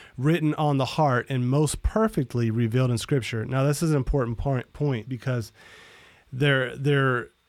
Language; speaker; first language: English; native; English